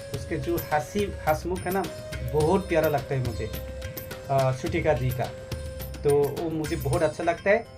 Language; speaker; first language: Hindi; non-native, local second language; Kok Borok